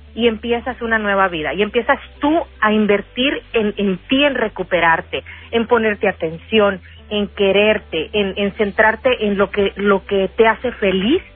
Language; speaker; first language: Spanish; native; Spanish